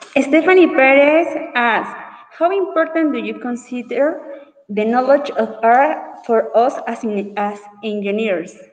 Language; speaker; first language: English; non-native, learner; Spanish